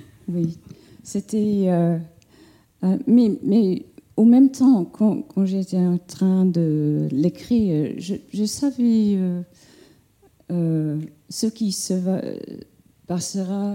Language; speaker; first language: French; non-native, fluent; English